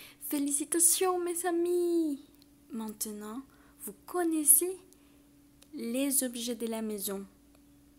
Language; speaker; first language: French; non-native, learner; Spanish